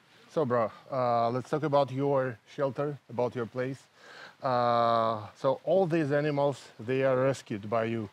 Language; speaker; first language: English; non-native, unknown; Russian